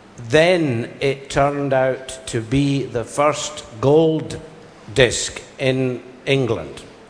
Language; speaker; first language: English; native; English